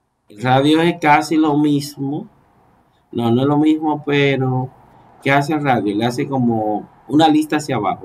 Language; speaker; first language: Spanish; native; Spanish